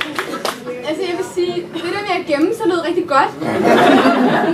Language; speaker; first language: Danish; native; Danish